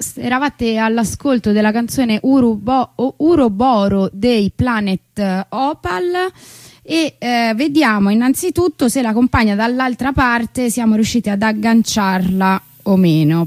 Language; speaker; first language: Italian; native; Italian